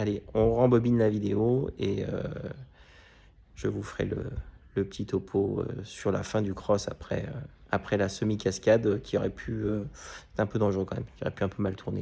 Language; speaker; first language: French; native; French